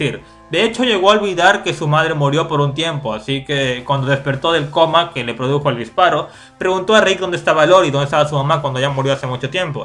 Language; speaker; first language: Spanish; native; Spanish